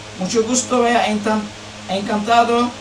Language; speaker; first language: Spanish; non-native, learner; Turkish